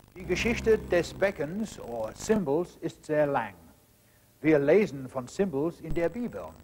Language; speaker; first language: German; non-native, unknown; English